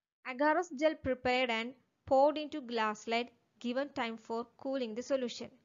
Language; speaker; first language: English; non-native, local second language; Malayalam